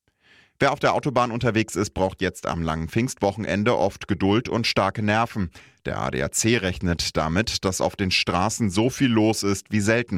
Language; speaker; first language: German; native; German